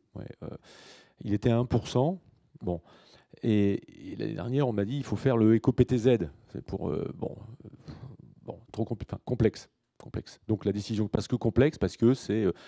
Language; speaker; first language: French; native; French